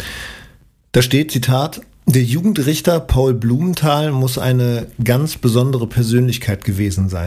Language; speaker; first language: German; native; German